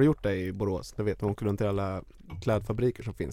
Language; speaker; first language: Swedish; native; Swedish